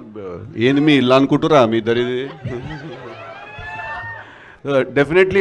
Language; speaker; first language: Telugu; native; Telugu